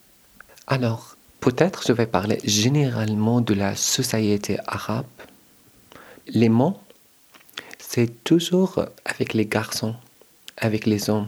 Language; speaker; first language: French; non-native, learner; Arabic